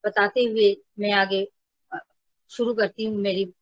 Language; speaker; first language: Hindi; non-native, local second language; Bangla